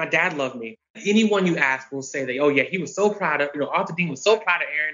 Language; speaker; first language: English; native; English